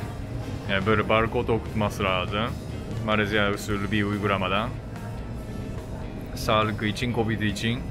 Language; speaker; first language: Turkish; non-native, fluent; Japanese